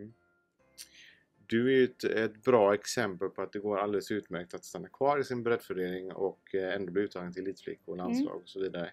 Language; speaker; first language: Swedish; native; Swedish